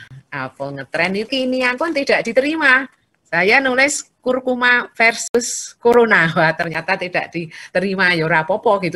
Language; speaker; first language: Indonesian; native; Indonesian